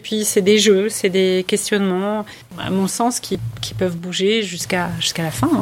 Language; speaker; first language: French; early bilingual, other home language; English